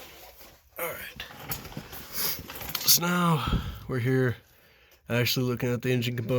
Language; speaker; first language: English; native; English